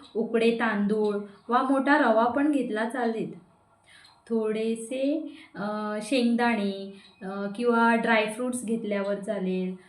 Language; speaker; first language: Marathi; non-native, local second language; Konkani